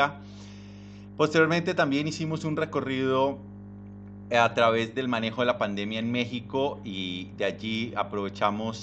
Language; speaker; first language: Spanish; native; Spanish